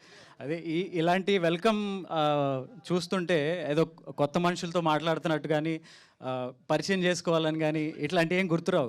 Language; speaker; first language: Telugu; native; Telugu